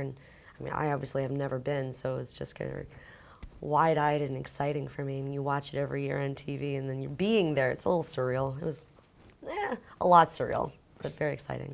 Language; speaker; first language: English; early bilingual, other home language; Ukrainian